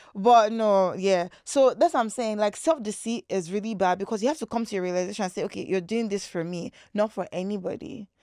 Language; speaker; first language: English; non-native, local second language; Igbo